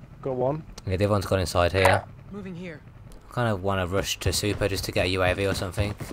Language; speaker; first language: English; native; English